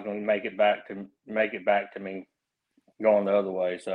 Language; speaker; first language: English; early bilingual, other home language; Spanish